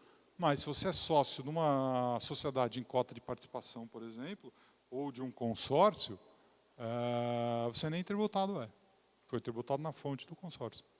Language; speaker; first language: Portuguese; native; Portuguese